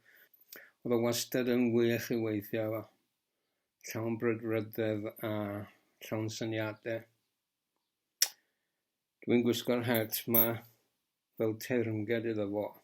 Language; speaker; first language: Welsh; native; Welsh